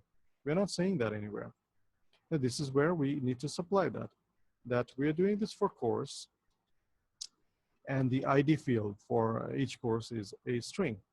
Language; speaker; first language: English; non-native, local second language; Bangla